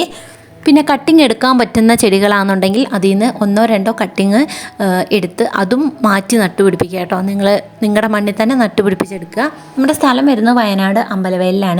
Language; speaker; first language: Malayalam; native; Malayalam